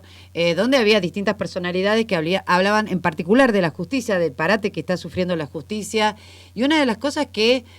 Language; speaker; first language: Spanish; native; Spanish